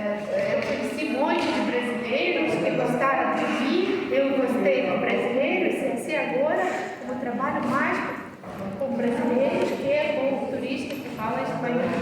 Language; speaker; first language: Portuguese; non-native, fluent; Russian